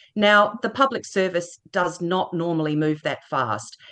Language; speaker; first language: English; native; English